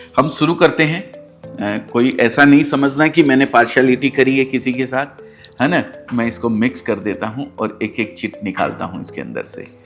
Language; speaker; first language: Hindi; native; Hindi